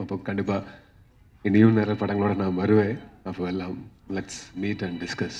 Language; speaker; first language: Tamil; non-native, learner; Malayalam